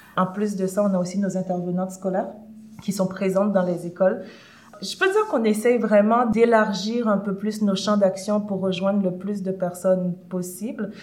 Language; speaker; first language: French; early bilingual, other home language; Haitian Creole